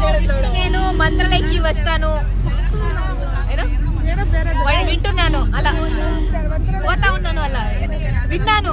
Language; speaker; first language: Telugu; non-native, learner; Kannada